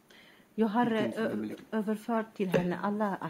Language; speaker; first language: Swedish; non-native, fluent; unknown